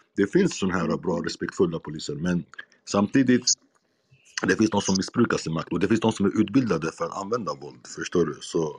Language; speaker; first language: Swedish; non-native, fluent; Arabic